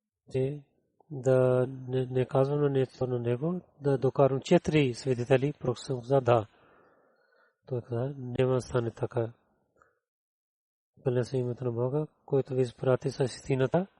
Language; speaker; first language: Bulgarian; non-native, learner; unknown